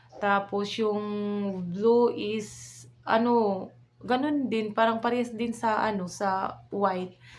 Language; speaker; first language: Filipino; non-native, local second language; Waray